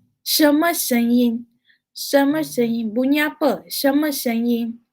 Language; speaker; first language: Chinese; non-native, fluent; Malay